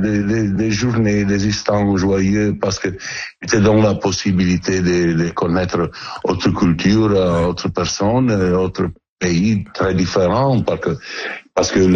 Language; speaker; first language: French; non-native, learner; Italian